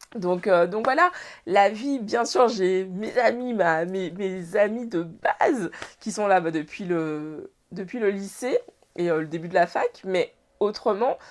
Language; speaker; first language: French; native; French